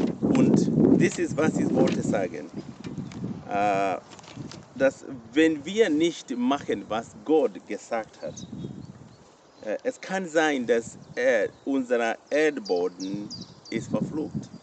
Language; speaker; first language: German; non-native, fluent; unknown